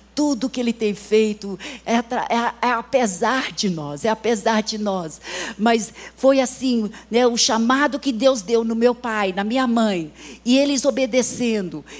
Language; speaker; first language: Portuguese; early bilingual, other home language; English